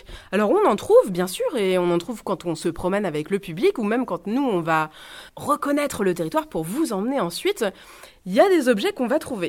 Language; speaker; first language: French; native; French